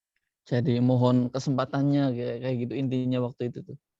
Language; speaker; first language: Indonesian; native; Indonesian